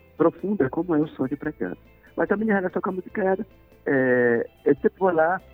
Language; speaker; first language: Portuguese; native; Portuguese